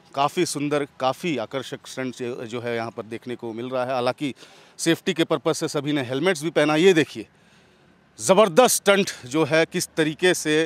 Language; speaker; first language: Hindi; native; Hindi